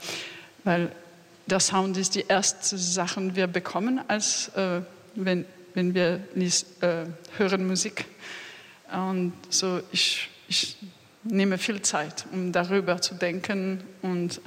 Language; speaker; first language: German; non-native, learner; French